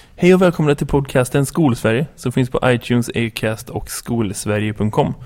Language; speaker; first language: Swedish; native; Swedish